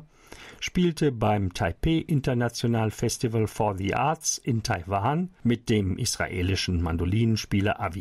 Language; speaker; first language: German; native; German